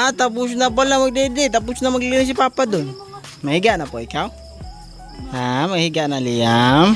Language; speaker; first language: Filipino; non-native, local second language; Cebuano